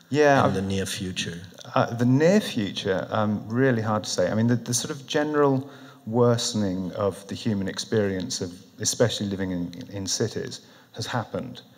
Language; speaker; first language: English; native; English